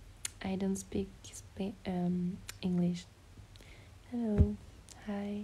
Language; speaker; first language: English; non-native, learner; French